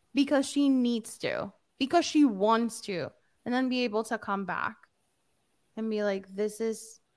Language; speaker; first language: English; early bilingual, other home language; Spanish